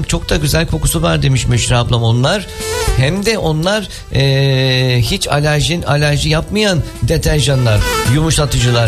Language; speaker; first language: Turkish; native; Turkish